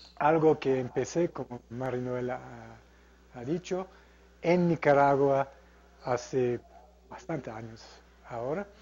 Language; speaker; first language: Spanish; non-native, fluent; English